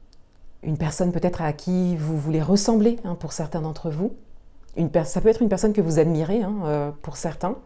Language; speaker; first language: French; native; French